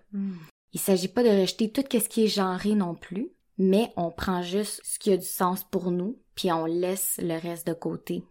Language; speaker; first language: French; native; French